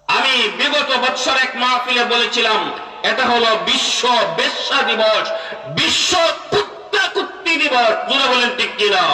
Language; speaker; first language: Bangla; non-native, local second language; Sylheti